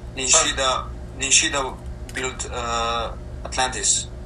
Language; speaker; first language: English; non-native, fluent; Slovenian